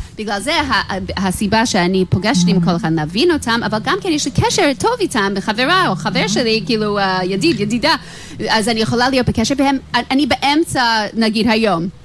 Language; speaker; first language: Hebrew; non-native, fluent; English